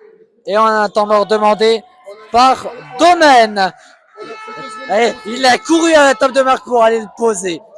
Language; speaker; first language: French; native; French